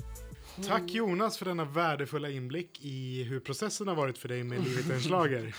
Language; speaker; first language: Swedish; native; Swedish